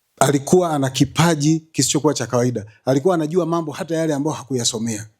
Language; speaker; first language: Swahili; native; Swahili